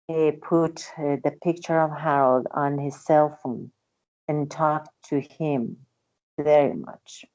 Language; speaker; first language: English; non-native, learner; Persian